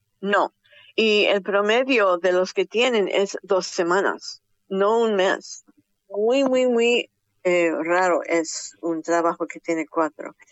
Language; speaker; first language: Spanish; early bilingual, heritage; Spanish